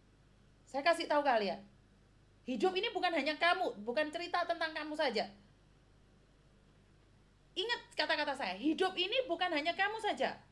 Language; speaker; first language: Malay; non-native, local second language; Javanese